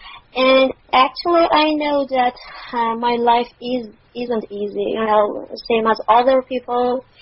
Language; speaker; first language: English; non-native, learner; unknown